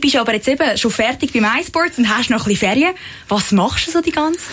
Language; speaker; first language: German; native; German